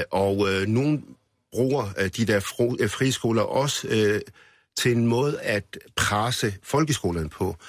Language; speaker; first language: Danish; early bilingual, other home language; Arabic